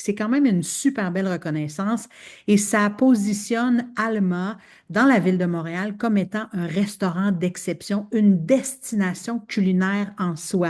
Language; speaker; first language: French; native; French